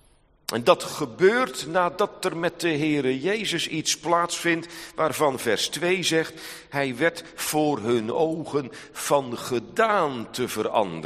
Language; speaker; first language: Dutch; native; Dutch